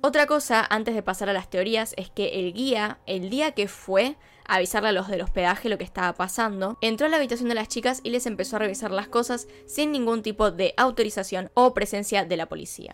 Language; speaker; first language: Spanish; native; Spanish